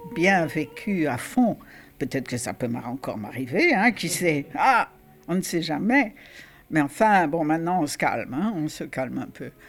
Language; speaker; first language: French; native; French